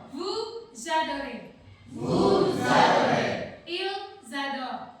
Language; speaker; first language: French; non-native, learner; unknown